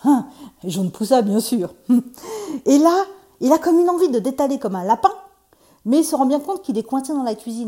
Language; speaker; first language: French; native; French